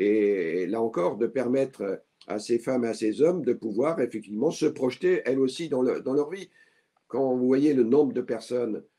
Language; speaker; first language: French; native; French